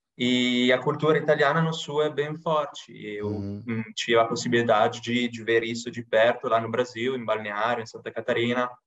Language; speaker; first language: Portuguese; non-native, fluent; Italian